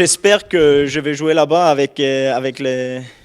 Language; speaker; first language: French; non-native, learner; Norwegian